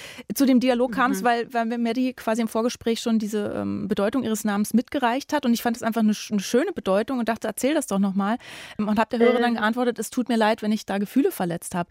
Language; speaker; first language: German; native; German